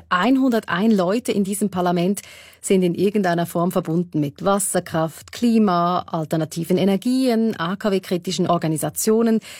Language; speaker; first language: German; native; German